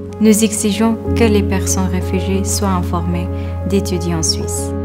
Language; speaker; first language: French; non-native, learner; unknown